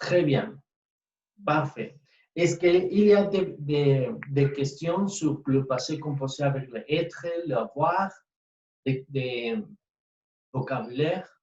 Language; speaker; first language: French; non-native, fluent; Spanish